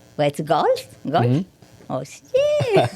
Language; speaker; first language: English; non-native, learner; Spanish